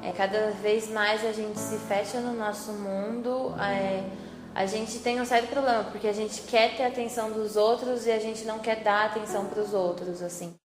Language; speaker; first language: Portuguese; native; Portuguese